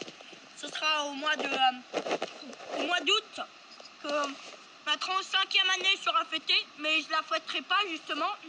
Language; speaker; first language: French; native; French